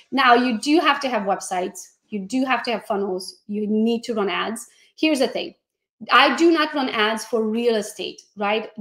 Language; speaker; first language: English; non-native, fluent; Hungarian